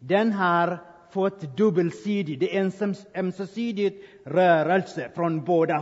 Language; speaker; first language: Swedish; non-native, fluent; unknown